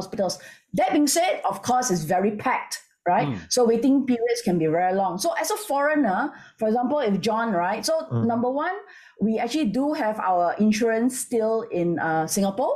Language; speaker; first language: English; non-native, local second language; Min Nan Chinese